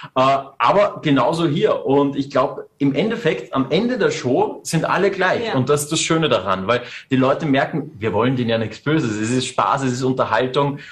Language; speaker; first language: German; native; German